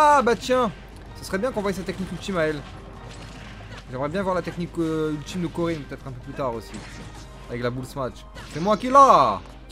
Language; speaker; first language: French; native; French